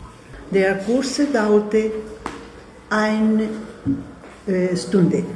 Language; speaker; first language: German; non-native, learner; Spanish